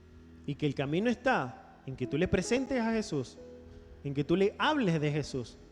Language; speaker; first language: Spanish; native; Spanish